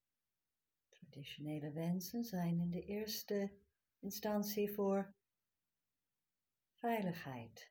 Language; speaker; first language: Dutch; non-native, fluent; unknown